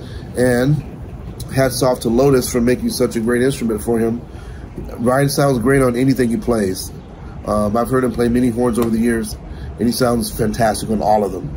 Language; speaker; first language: English; native; English